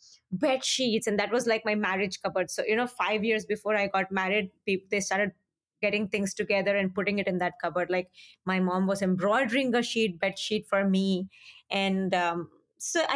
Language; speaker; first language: English; non-native, local second language; Hindi